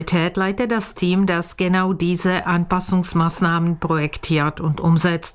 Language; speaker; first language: German; non-native, fluent; Czech